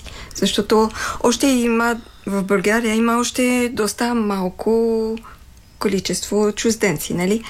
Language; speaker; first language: Bulgarian; non-native, fluent; French